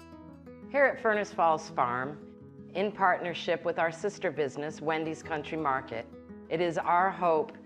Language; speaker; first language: English; native; English